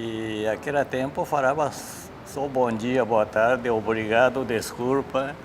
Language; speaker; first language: Portuguese; non-native, learner; Japanese